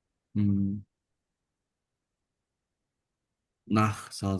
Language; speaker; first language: German; non-native, learner; Indonesian